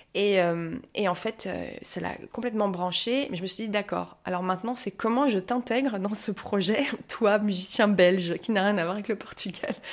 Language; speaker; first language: French; native; French